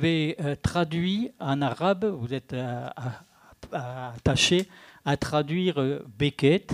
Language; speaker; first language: French; native; French